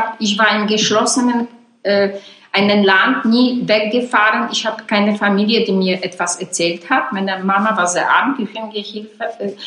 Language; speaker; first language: German; non-native, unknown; Polish